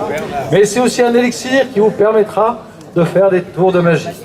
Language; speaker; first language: French; native; French